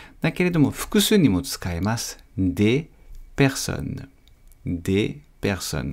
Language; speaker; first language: Japanese; non-native, fluent; French